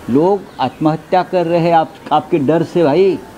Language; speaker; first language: Hindi; non-native, local second language; Marathi